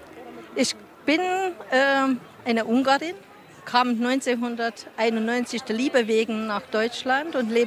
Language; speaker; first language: German; non-native, fluent; Hungarian